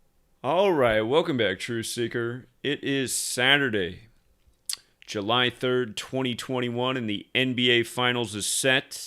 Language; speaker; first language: English; native; English